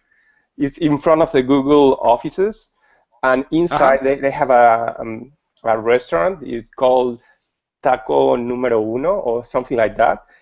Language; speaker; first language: English; non-native, learner; Spanish